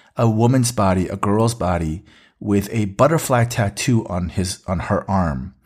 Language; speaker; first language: English; early bilingual, other home language; Hebrew